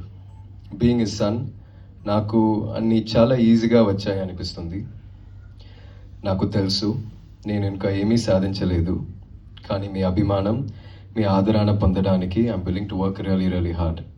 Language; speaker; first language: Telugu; non-native, learner; Tamil